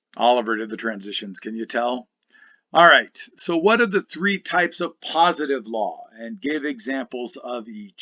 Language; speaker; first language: English; native; English